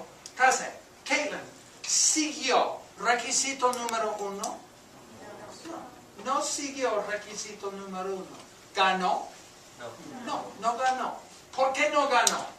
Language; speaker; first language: Spanish; non-native, fluent; English